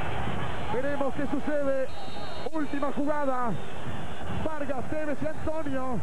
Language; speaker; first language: Spanish; native; Spanish